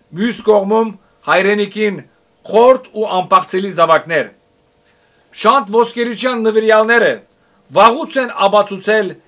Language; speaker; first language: Armenian; early bilingual, heritage; Armenian